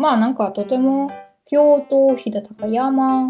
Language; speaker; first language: Japanese; non-native, learner; German